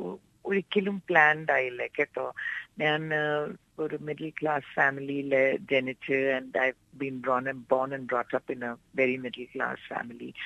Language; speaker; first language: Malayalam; non-native, local second language; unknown